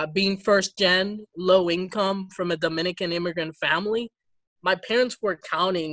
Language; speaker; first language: English; early bilingual, other home language; Spanish